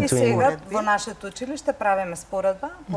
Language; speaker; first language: Macedonian; native; Macedonian